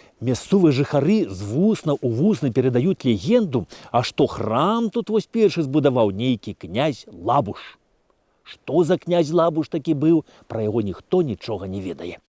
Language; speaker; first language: Belarusian; native; Belarusian